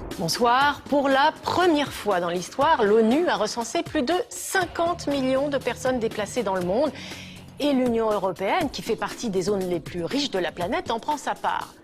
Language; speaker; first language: French; native; French